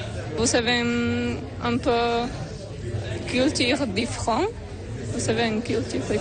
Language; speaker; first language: French; non-native, learner; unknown